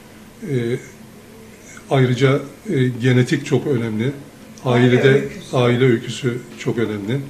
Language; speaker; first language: Turkish; native; Turkish